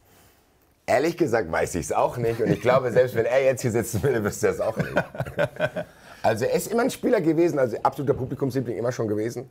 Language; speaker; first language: German; native; German